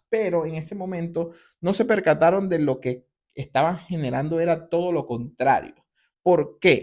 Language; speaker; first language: Spanish; native; Spanish